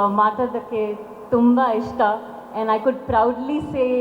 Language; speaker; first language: Kannada; non-native, local second language; Hindi